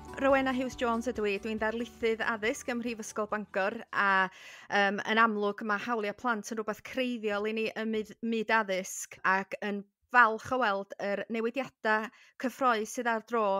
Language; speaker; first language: Welsh; native; Welsh